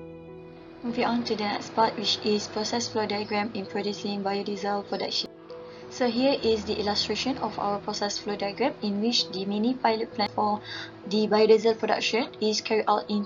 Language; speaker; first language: English; non-native, local second language; Malay